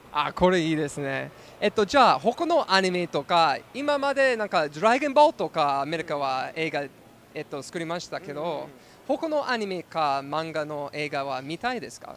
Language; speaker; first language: Japanese; non-native, learner; English